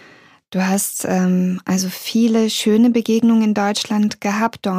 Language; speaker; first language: German; native; German